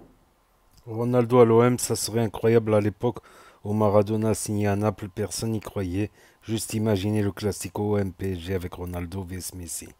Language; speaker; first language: French; native; French